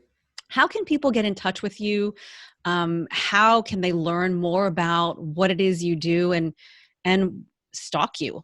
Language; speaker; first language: English; native; English